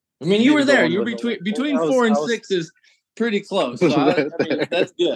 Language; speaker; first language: English; native; English